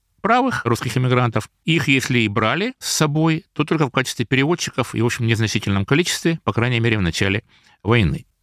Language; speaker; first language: Russian; native; Russian